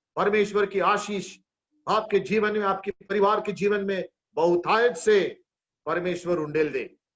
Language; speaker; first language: Hindi; non-native, local second language; Marathi